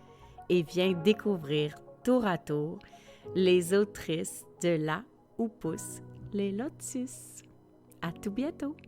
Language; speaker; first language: French; native; French